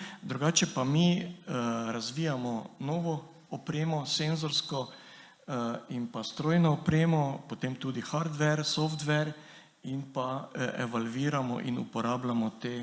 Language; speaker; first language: Slovenian; native; Slovenian